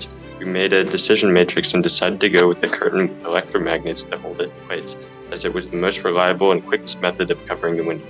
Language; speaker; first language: English; native; English